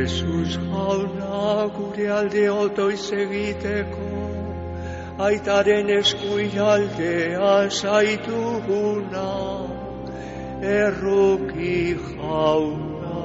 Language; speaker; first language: Basque; native; Basque